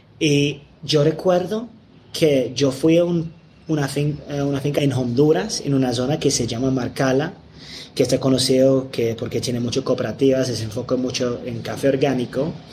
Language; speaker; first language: Spanish; non-native, fluent; English